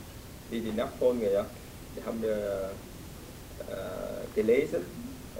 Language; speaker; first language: German; non-native, fluent; Vietnamese